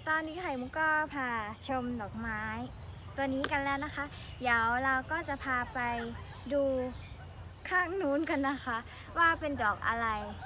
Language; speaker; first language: Thai; native; Thai